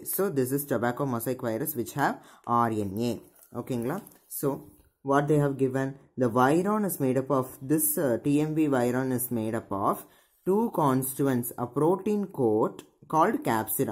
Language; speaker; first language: English; non-native, local second language; Tamil